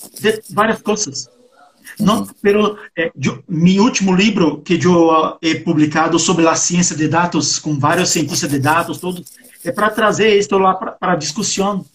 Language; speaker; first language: Portuguese; non-native, learner; Spanish